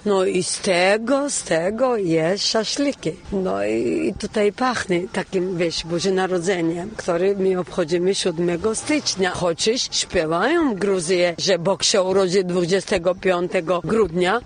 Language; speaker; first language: Polish; non-native, fluent; Georgian